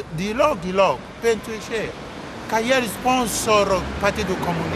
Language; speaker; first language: Romanian; non-native, local second language; Russian